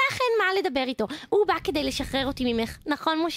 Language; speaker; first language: Hebrew; native; Hebrew